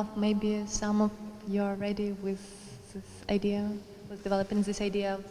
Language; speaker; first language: English; non-native, learner; Ukrainian